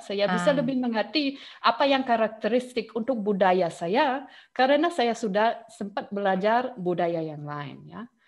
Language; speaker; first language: Indonesian; non-native, fluent; German